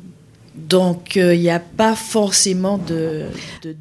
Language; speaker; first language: French; native; French